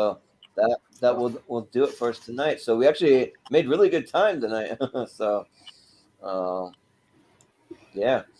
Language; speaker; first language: English; native; English